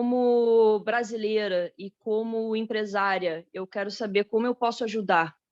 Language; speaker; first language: Portuguese; early bilingual, other home language; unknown